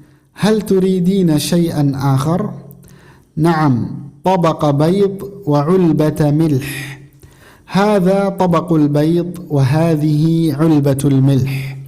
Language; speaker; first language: Arabic; non-native, fluent; Indonesian